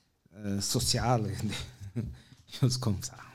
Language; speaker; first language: French; non-native, fluent; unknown